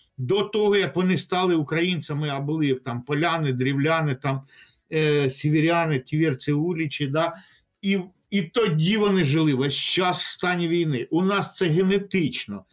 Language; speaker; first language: Ukrainian; non-native, local second language; Russian